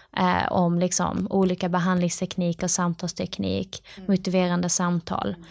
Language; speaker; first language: Swedish; native; Swedish